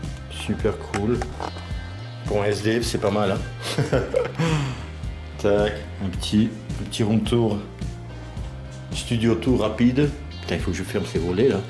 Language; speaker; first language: French; native; French